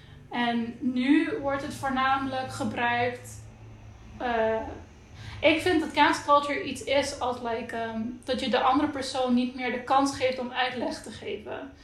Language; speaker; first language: Dutch; non-native, local second language; Papiamento